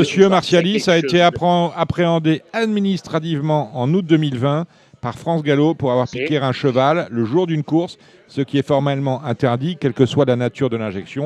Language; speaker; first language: French; native; French